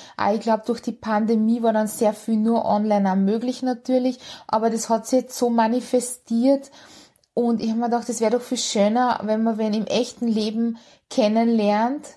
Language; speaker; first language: German; early bilingual, other home language; Hungarian